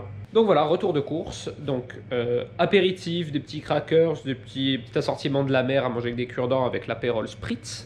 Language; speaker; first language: French; native; French